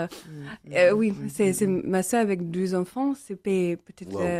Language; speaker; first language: French; non-native, learner; English